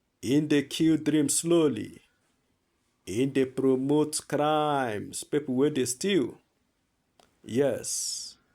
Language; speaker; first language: Nigerian Pidgin; non-native, local second language; Igbo